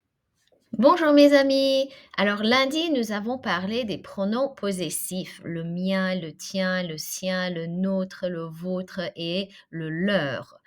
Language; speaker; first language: French; non-native, fluent; English